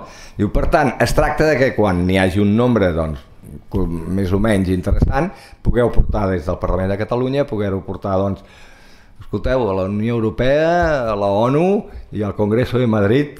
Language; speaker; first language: Catalan; native; Catalan